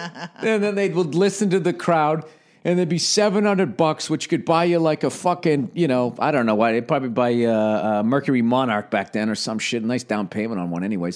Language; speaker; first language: English; native; English